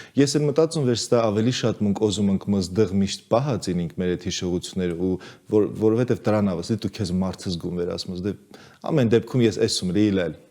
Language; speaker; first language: Armenian; native; Armenian